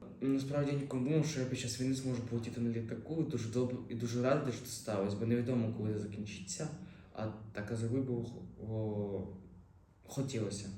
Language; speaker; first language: Ukrainian; native; Ukrainian